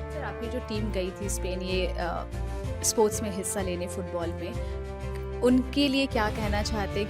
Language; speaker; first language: Hindi; native; Hindi